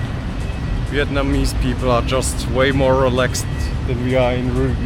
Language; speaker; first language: English; non-native, fluent; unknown